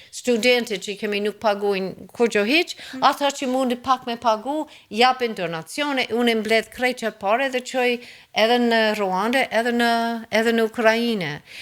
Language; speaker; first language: Albanian; non-native, fluent; English